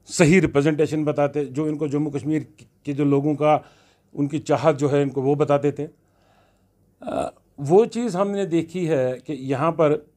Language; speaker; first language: Hindi; non-native, local second language; Kashmiri